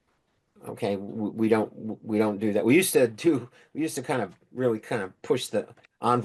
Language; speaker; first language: English; native; English